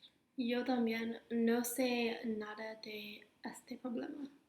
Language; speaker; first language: Spanish; non-native, learner; English